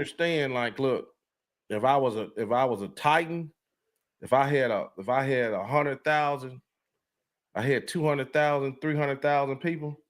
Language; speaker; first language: English; native; English